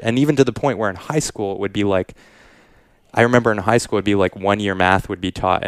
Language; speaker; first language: English; native; English